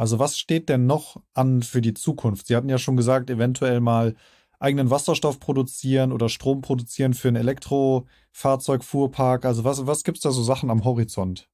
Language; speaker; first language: German; native; German